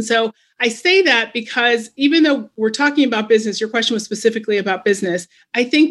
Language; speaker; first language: English; non-native, fluent; Spanish